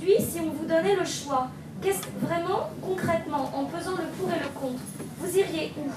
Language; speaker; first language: French; native; French